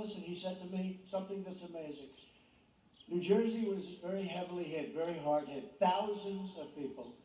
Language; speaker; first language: English; native; English